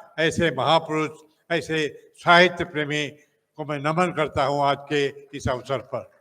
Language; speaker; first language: Hindi; native; Hindi